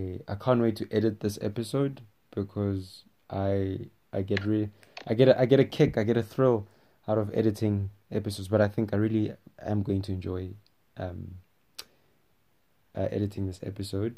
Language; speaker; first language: English; non-native, local second language; Tswana